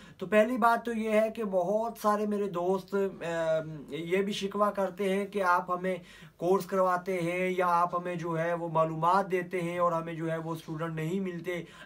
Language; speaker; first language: Urdu; non-native, local second language; Punjabi